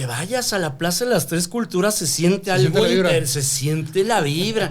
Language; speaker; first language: Spanish; native; Spanish